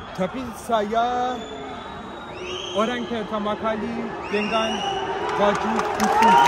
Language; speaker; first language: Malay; non-native, learner; English